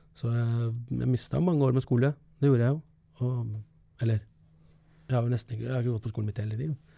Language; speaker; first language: Norwegian; early bilingual, other home language; Kurdish